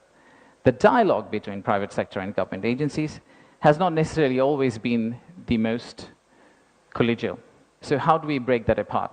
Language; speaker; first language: English; non-native, local second language; Bangla